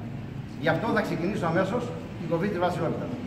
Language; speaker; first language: Greek; native; Greek